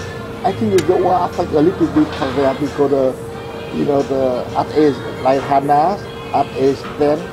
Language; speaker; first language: English; non-native, learner; Vietnamese